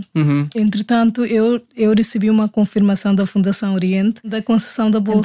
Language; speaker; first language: Portuguese; non-native, fluent; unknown